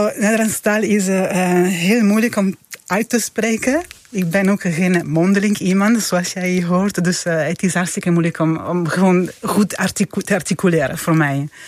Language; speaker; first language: Dutch; non-native, fluent; Italian